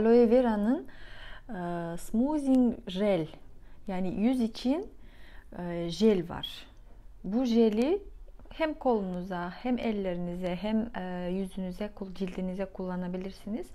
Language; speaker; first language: Turkish; non-native, fluent; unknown